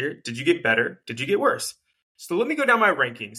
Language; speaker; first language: English; native; English